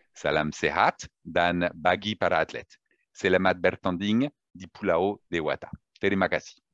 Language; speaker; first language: Indonesian; non-native, learner; French